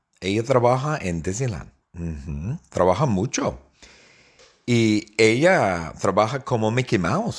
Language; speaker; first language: Spanish; non-native, fluent; English